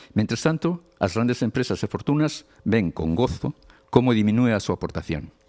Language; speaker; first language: Galician; non-native, local second language; Spanish